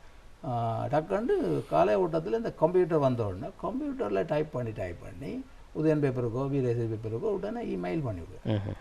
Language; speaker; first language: Tamil; native; Tamil